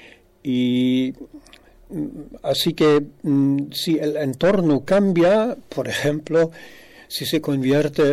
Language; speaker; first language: Spanish; non-native, fluent; German